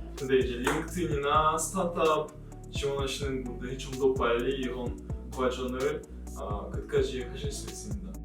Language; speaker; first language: Korean; non-native, fluent; Russian